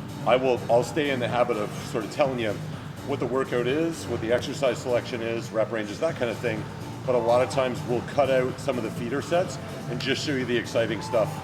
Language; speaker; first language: English; native; English